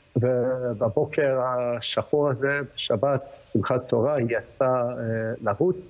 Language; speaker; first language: Hebrew; non-native, fluent; English